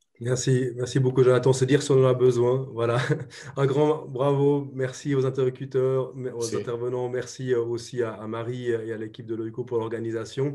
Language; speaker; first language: French; native; French